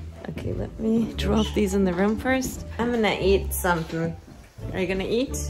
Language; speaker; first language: English; non-native, fluent; Turkish